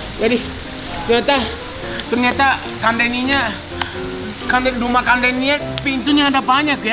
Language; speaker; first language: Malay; non-native, fluent; Japanese